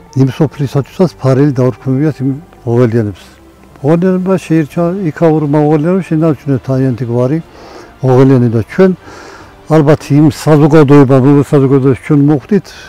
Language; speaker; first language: Georgian; non-native, local second language; Svan